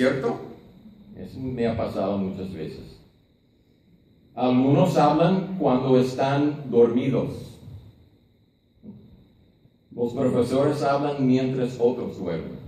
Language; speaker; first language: Spanish; non-native, fluent; English